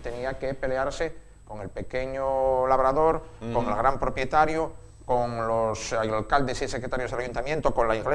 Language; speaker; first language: Spanish; native; Spanish